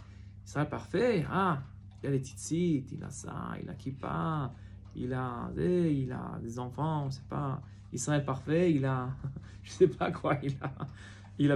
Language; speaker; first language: French; non-native, fluent; Hebrew